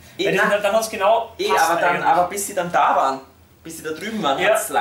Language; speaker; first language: German; native; German